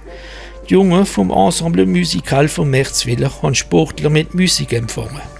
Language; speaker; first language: German; non-native, local second language; French